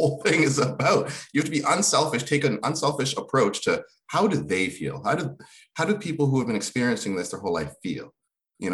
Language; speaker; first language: English; early bilingual, other home language; Swahili